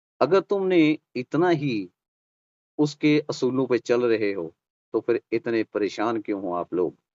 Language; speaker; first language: Hindi; native; Hindi